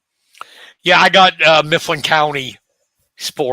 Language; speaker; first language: English; native; English